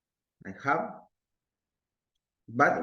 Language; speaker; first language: English; non-native, learner; Spanish